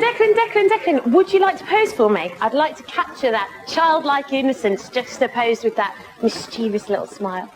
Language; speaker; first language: English; native; English